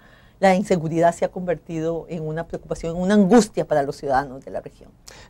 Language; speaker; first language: Spanish; native; Spanish